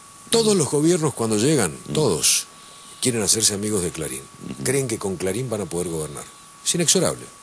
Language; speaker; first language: Spanish; native; Spanish